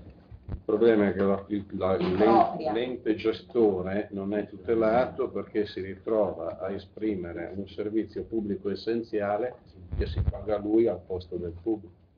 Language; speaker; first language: Italian; native; Italian